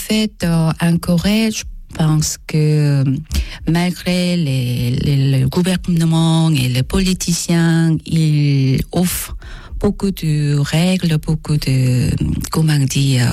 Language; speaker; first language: French; non-native, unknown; Korean